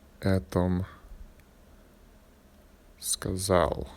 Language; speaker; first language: Russian; non-native, learner; English